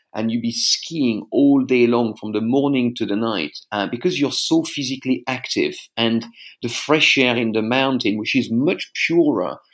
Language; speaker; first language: English; non-native, fluent; French